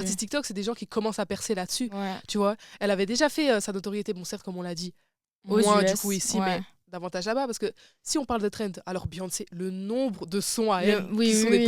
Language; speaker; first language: French; native; French